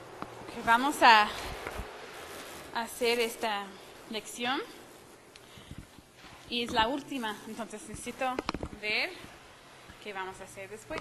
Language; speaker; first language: Spanish; non-native, fluent; English